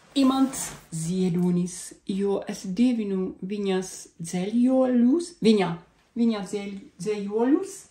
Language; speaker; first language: Latvian; non-native, learner; Czech